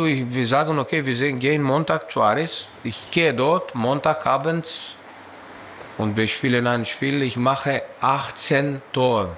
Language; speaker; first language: German; non-native, learner; Greek